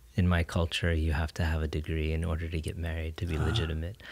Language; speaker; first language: English; native; English